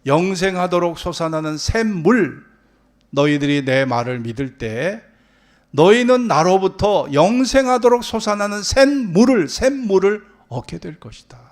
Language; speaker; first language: Korean; native; Korean